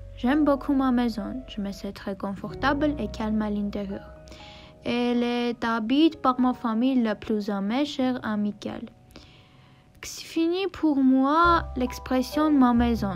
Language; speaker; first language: French; non-native, learner; Armenian